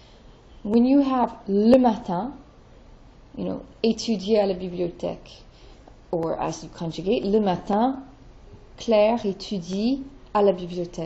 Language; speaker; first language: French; non-native, fluent; English